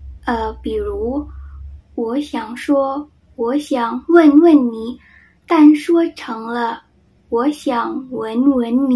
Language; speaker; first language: Chinese; non-native, fluent; Indonesian